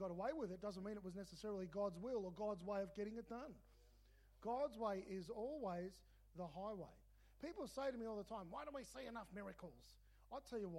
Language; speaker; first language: English; native; English